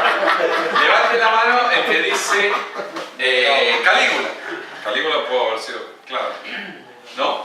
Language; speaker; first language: Spanish; native; Spanish